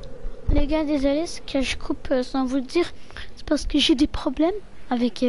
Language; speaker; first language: French; native; French